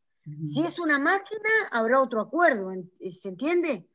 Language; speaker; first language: Spanish; native; Spanish